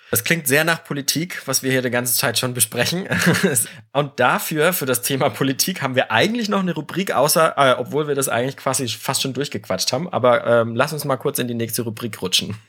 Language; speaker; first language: German; native; German